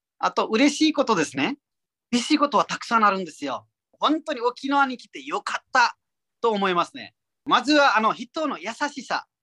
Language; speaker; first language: Japanese; non-native, fluent; Nepali